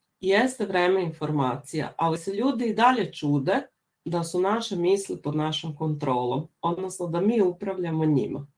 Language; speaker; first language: Serbian; native; Serbian